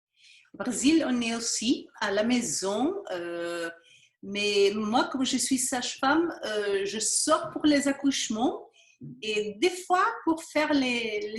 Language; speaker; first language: French; non-native, fluent; Spanish